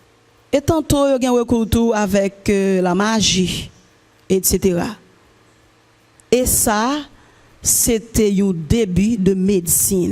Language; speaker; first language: French; non-native, local second language; Haitian Creole